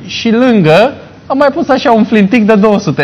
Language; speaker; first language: Romanian; native; Romanian